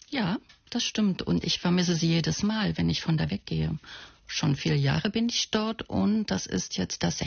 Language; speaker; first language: German; native; German